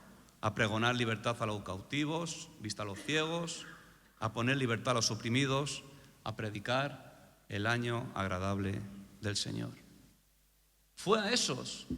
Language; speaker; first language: Spanish; native; Spanish